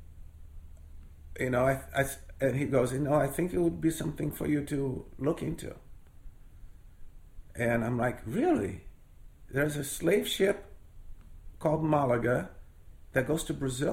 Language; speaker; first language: English; non-native, fluent; Portuguese